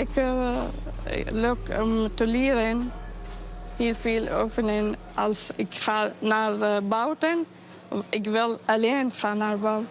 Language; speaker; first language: Dutch; non-native, learner; Arabic